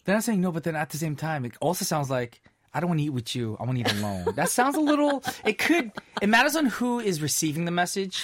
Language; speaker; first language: English; early bilingual, other home language; Korean